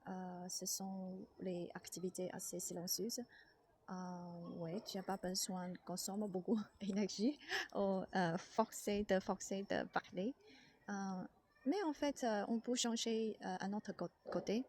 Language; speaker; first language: French; non-native, learner; Chinese